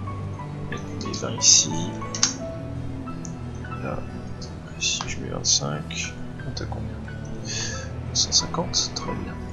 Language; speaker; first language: French; native; French